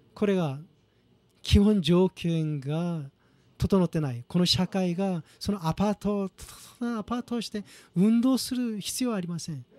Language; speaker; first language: Japanese; non-native, fluent; Korean